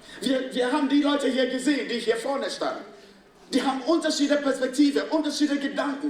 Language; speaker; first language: German; non-native, fluent; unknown